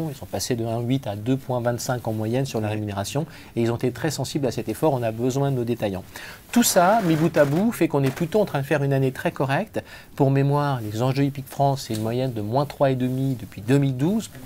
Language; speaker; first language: French; native; French